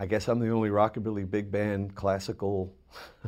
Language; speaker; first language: English; native; English